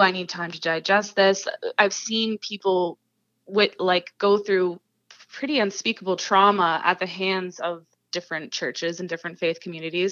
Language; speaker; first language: English; native; English